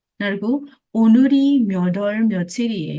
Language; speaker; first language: Korean; non-native, fluent; Burmese